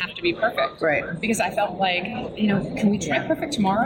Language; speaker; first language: English; native; English